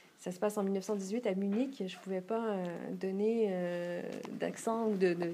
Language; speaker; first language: French; native; French